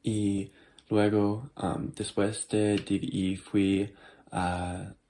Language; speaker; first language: Spanish; non-native, learner; English